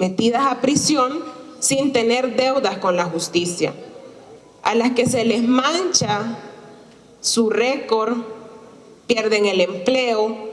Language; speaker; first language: Spanish; native; Spanish